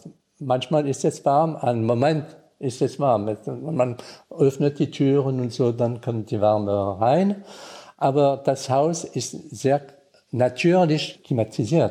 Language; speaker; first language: German; non-native, learner; French